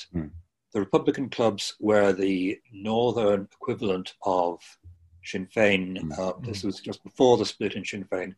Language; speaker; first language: English; native; English